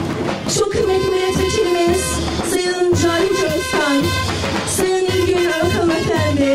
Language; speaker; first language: Turkish; native; Turkish